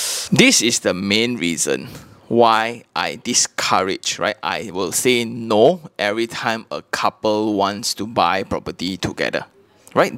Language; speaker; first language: English; non-native, local second language; Chinese